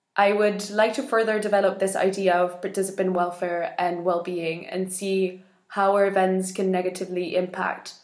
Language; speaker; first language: English; non-native, fluent; Spanish